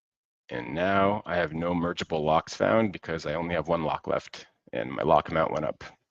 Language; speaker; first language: English; native; English